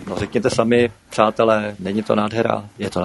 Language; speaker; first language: Czech; native; Czech